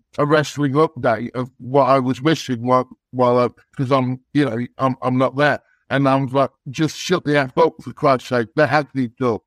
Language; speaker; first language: English; native; English